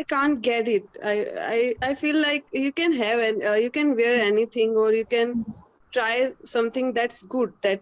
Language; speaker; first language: English; non-native, learner; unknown